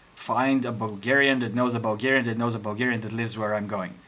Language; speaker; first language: English; non-native, fluent; Bulgarian